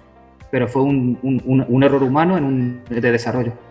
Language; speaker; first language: Spanish; native; Spanish